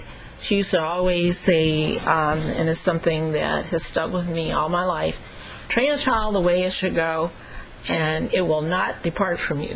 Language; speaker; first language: English; native; English